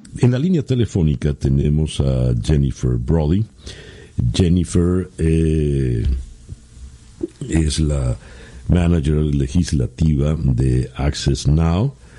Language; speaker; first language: Spanish; native; Spanish